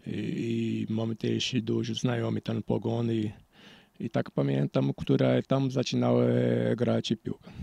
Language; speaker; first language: Polish; non-native, learner; Portuguese